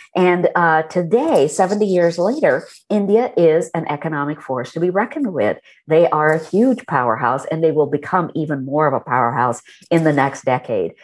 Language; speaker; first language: English; early bilingual, other home language; Hindi